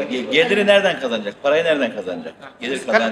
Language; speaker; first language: Turkish; native; Turkish